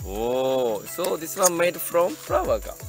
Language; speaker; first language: English; non-native, learner; Japanese